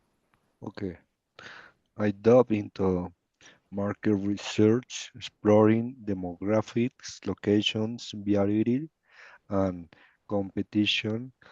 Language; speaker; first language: English; non-native, learner; Spanish